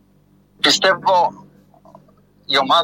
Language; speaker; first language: Greek; non-native, fluent; French